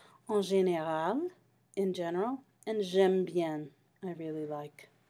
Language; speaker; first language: French; non-native, fluent; English